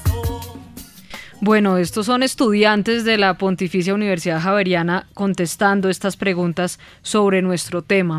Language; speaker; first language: Spanish; native; Spanish